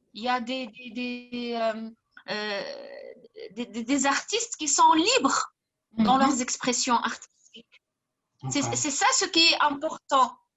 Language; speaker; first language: French; non-native, fluent; Arabic